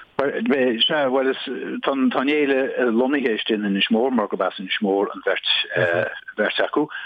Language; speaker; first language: Irish; native; Irish